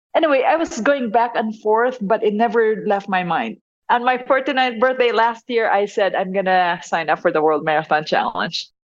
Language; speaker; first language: English; non-native, local second language; Hiligaynon